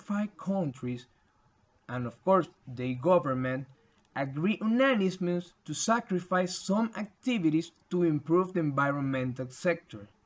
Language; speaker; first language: English; non-native, learner; Spanish